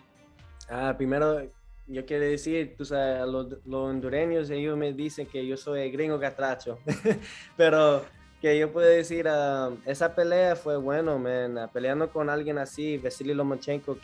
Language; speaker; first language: Spanish; early bilingual, heritage; Spanish